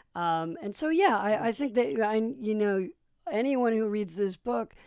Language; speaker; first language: English; early bilingual, other home language; Polish